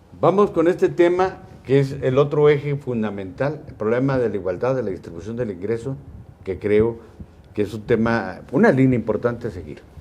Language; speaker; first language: Spanish; native; Spanish